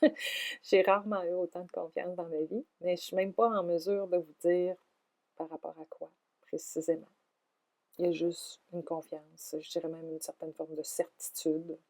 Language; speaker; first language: French; native; French